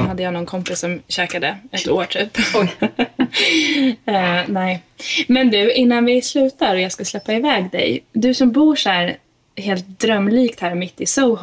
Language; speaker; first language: Swedish; native; Swedish